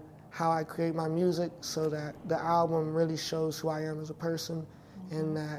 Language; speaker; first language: English; native; English